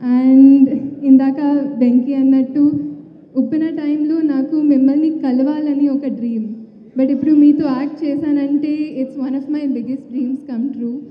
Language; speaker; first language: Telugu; non-native, fluent; Tulu